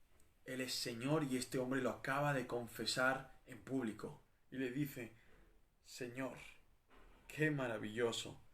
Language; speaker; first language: Spanish; native; Spanish